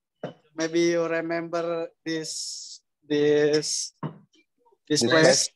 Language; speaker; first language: English; non-native, learner; Indonesian